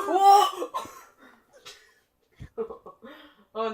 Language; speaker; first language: French; native; French